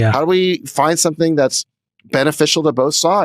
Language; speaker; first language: English; native; English